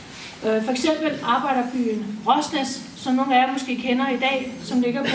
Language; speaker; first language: Danish; native; Danish